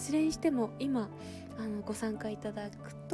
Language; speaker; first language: Japanese; native; Japanese